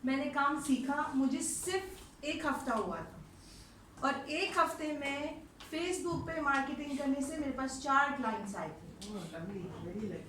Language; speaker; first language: Urdu; non-native, local second language; Gujarati